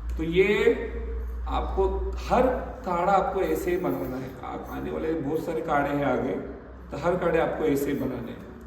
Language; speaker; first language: Hindi; non-native, local second language; Marathi